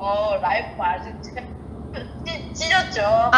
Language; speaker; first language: Korean; non-native, fluent; Chinese